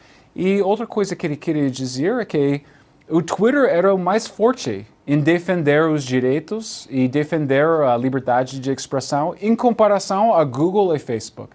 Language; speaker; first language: Portuguese; non-native, learner; English